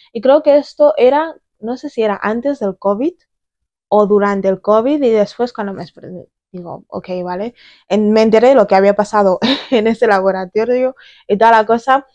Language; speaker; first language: Spanish; early bilingual, other home language; English